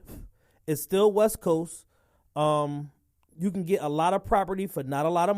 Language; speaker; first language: English; native; English